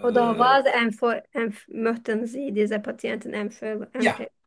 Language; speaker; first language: German; non-native, fluent; Turkish